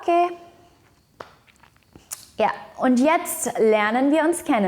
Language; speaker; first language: German; non-native, fluent; Indonesian